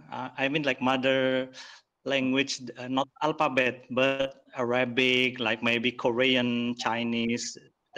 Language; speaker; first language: English; non-native, learner; Indonesian